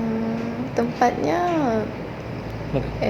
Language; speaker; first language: Indonesian; non-native, learner; Malay